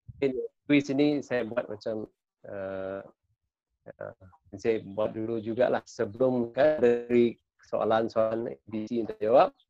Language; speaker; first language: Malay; non-native, local second language; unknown